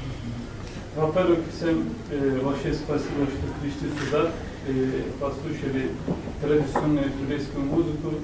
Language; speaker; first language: Russian; non-native, fluent; Turkish